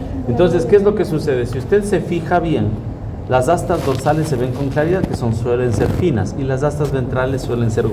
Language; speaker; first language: Spanish; native; Spanish